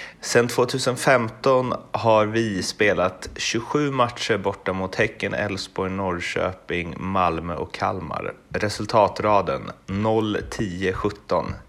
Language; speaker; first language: Swedish; native; Swedish